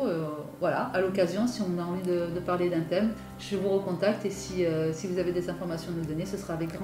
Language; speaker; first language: French; native; French